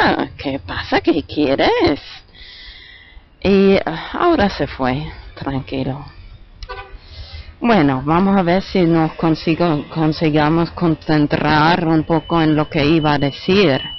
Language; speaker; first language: Spanish; non-native, fluent; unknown